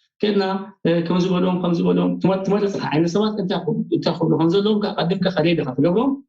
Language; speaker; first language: Tigrinya; early bilingual, heritage; Tigrinya